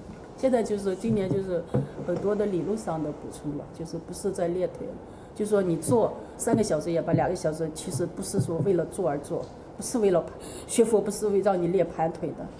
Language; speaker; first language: Chinese; native; Chinese